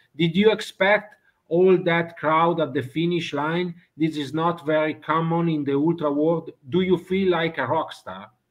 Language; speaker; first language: English; non-native, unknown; Italian